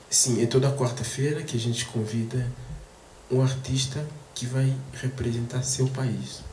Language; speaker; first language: Portuguese; non-native, fluent; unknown